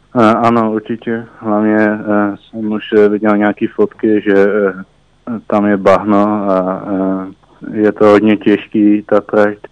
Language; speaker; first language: Czech; early bilingual, heritage; Czech